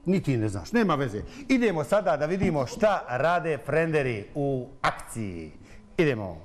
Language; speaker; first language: Bosnian; native; Bosnian